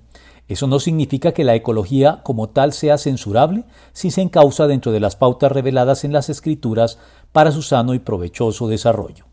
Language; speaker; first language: Spanish; native; Spanish